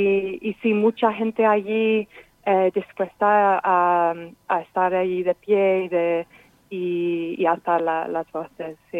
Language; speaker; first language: Spanish; non-native, fluent; English